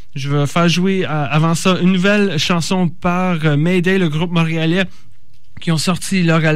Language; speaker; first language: French; native; French